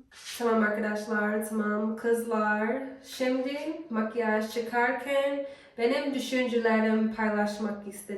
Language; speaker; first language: Turkish; non-native, learner; English